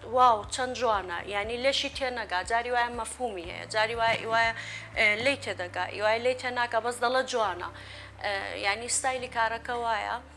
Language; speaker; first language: Central Kurdish; native; Central Kurdish